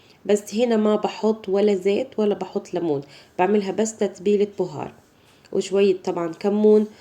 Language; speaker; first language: Arabic; native; Arabic